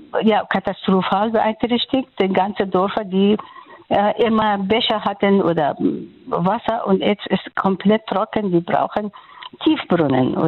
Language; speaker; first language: German; non-native, learner; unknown